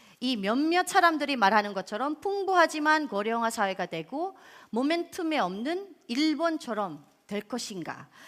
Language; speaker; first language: Korean; non-native, fluent; Filipino